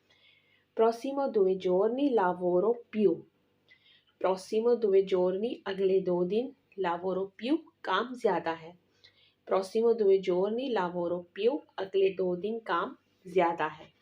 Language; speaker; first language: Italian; non-native, learner; Urdu